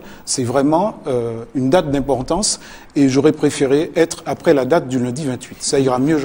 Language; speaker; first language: French; native; French